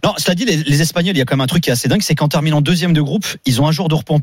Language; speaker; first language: French; native; French